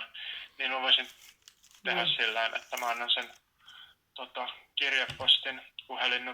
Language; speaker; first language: Finnish; native; Finnish